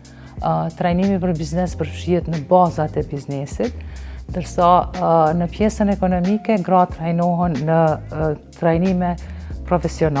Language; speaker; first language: Albanian; native; Albanian